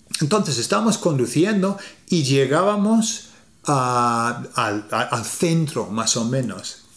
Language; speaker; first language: Spanish; non-native, fluent; English